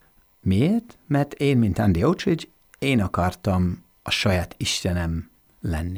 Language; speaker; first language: Hungarian; non-native, fluent; English